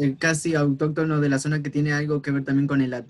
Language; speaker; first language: Spanish; native; Spanish